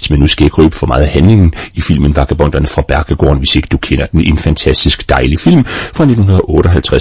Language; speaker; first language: Danish; native; Danish